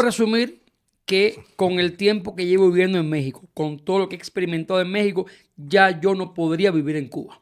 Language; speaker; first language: Spanish; native; Spanish